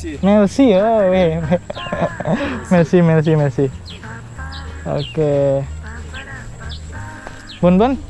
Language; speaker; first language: French; non-native, learner; Indonesian